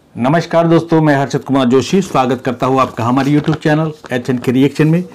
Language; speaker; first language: Hindi; non-native, local second language; Gujarati